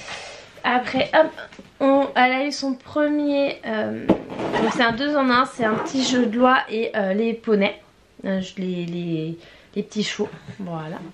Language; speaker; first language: French; native; French